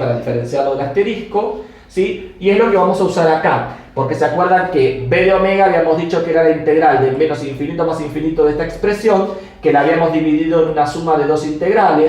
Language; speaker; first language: Spanish; native; Spanish